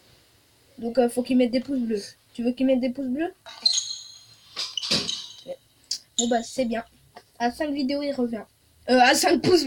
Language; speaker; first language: French; native; French